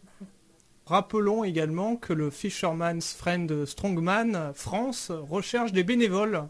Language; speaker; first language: French; native; French